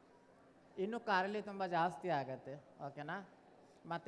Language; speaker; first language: Kannada; non-native, learner; Bangla